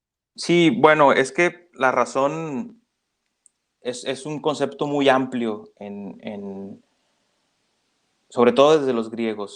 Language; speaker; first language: Spanish; native; Spanish